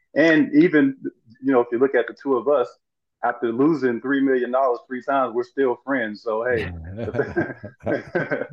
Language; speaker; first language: English; native; English